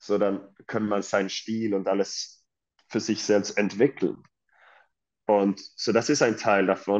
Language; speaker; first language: German; non-native, fluent; Swedish